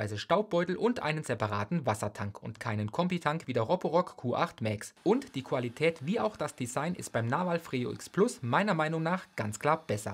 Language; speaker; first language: German; native; German